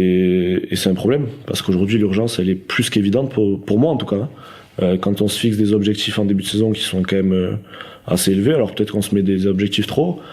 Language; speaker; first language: French; native; French